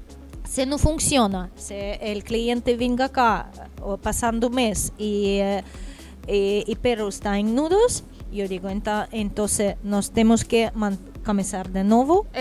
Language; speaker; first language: Spanish; non-native, learner; Portuguese